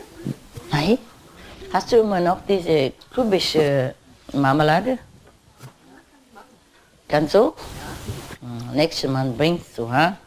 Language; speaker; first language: German; non-native, learner; Vietnamese